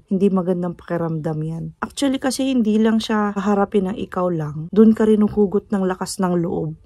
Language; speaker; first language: Filipino; native; Filipino